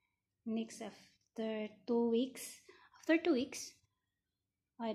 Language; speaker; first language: English; non-native, learner; Filipino